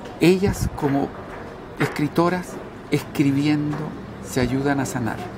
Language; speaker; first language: Spanish; native; Spanish